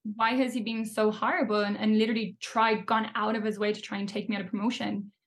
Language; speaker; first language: English; native; English